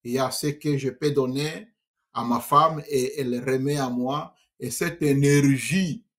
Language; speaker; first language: French; non-native, local second language; Swahili